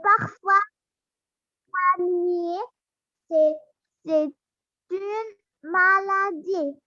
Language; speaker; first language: French; non-native, learner; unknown